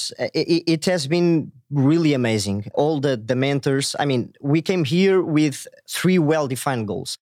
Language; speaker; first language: English; non-native, fluent; Portuguese